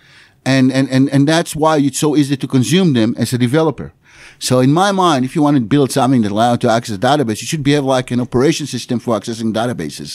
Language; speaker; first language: English; non-native, fluent; Hebrew